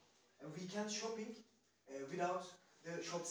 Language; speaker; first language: English; non-native, learner; Turkish